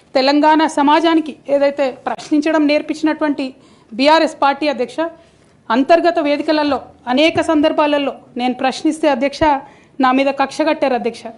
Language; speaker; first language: Telugu; native; Telugu